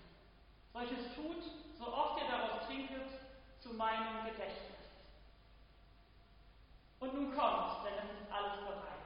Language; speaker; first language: German; native; German